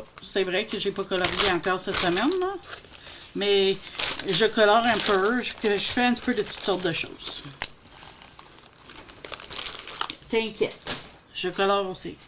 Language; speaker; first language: French; native; French